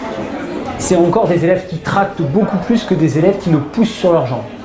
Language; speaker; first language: French; native; French